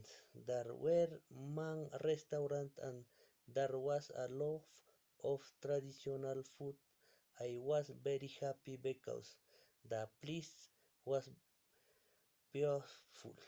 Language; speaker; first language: English; non-native, learner; Spanish